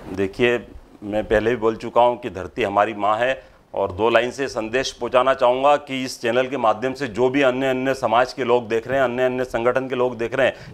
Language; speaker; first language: Hindi; native; Hindi